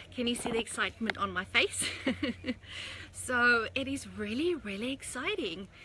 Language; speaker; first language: English; native; English